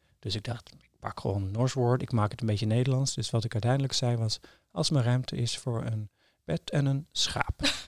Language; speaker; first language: Dutch; non-native, fluent; Norwegian